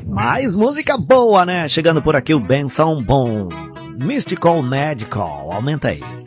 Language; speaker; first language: Portuguese; native; Portuguese